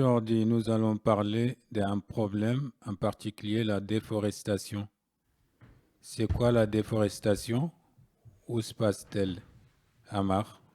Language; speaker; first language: French; non-native, learner; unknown